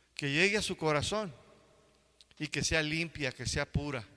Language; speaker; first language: Spanish; early bilingual, heritage; Spanish